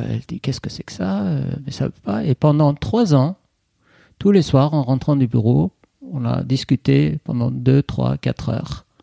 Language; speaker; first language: French; non-native, fluent; Persian